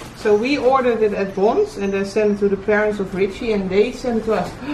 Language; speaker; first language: English; non-native, fluent; Dutch